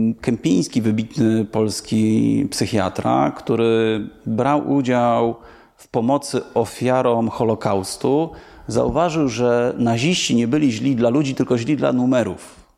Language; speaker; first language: Polish; native; Polish